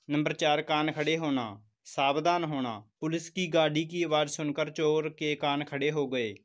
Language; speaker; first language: Hindi; non-native, local second language; Punjabi